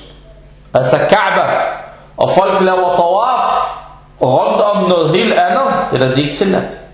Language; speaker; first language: Danish; non-native, fluent; Arabic